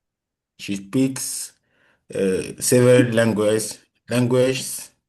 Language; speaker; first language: English; non-native, learner; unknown